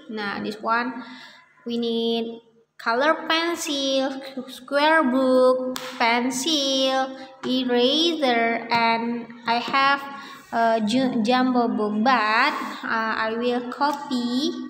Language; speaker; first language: English; non-native, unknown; Indonesian